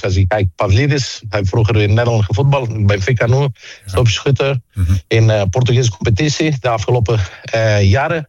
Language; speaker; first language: Dutch; non-native, fluent; Greek